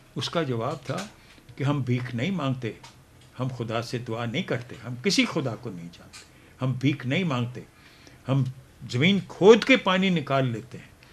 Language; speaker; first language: Urdu; non-native, local second language; Punjabi